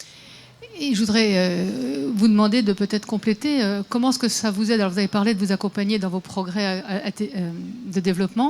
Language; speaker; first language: French; native; French